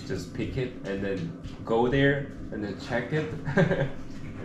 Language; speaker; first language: English; non-native, learner; Korean